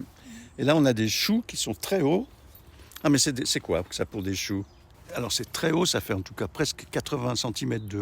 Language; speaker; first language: French; native; French